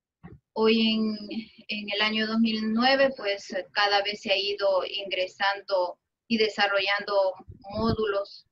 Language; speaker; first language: Spanish; native; Spanish